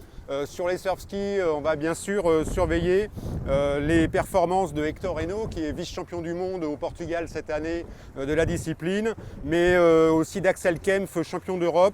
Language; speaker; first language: French; native; French